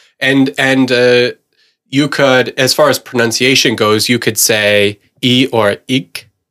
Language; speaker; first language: English; native; English